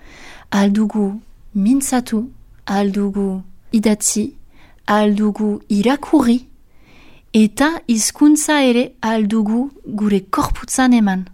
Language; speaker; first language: Basque; non-native, local second language; French